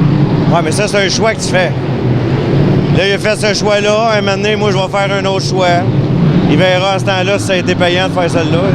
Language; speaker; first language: French; native; French